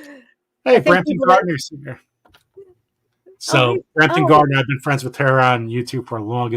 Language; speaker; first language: English; native; English